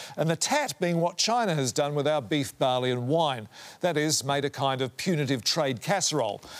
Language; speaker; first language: English; native; English